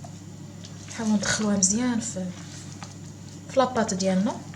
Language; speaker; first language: Arabic; native; Arabic